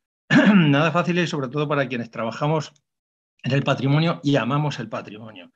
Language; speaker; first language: Spanish; native; Spanish